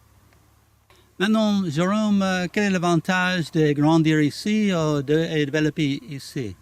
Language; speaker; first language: French; non-native, learner; English